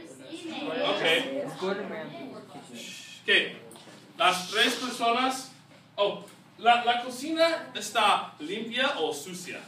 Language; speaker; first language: Spanish; non-native, fluent; English